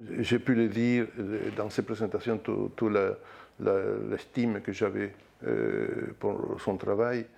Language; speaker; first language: French; non-native, fluent; Spanish